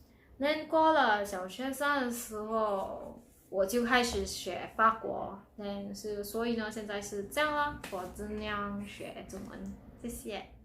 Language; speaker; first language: Chinese; non-native, local second language; Filipino